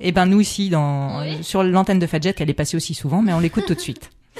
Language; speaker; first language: French; native; French